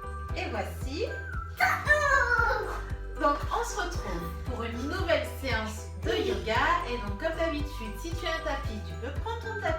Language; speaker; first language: French; native; French